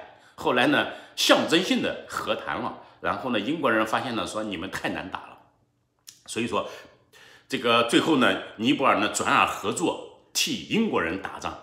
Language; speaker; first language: Chinese; native; Chinese